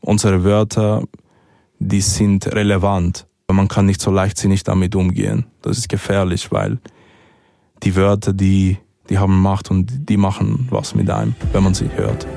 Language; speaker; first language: German; early bilingual, other home language; Spanish